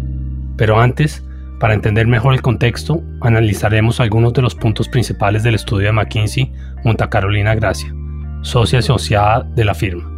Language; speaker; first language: Spanish; native; Spanish